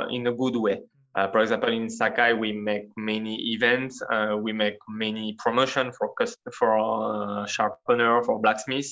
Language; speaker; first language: English; non-native, learner; French